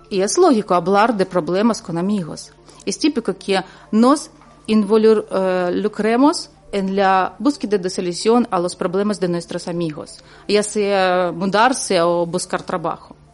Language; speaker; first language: Spanish; non-native, learner; Ukrainian